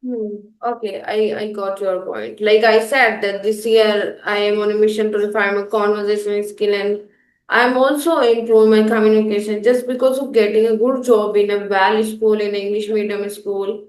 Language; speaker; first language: English; non-native, local second language; Hindi